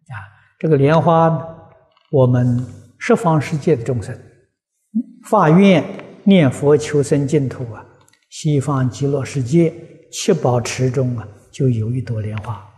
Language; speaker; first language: Chinese; native; Chinese